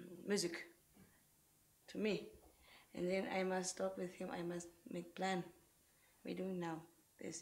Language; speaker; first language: English; non-native, learner; Uzbek